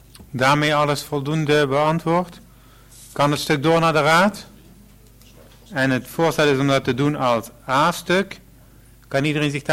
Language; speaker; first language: Dutch; native; Dutch